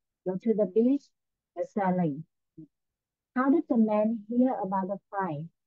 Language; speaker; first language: English; non-native, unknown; Vietnamese